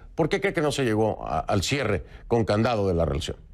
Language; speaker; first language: Spanish; native; Spanish